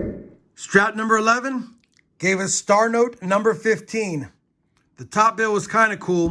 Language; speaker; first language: English; native; English